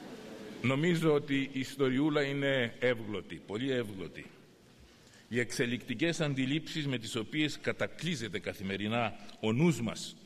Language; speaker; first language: Greek; native; Greek